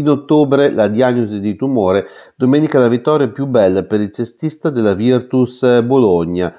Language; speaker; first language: Italian; native; Italian